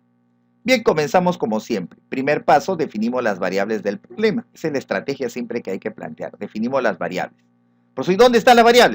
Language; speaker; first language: Spanish; native; Spanish